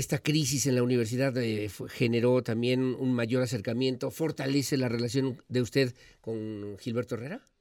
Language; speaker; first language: Spanish; native; Spanish